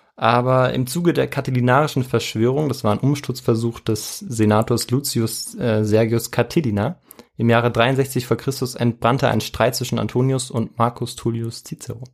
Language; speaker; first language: German; native; German